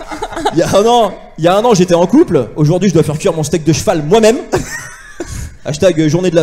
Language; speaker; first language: French; native; French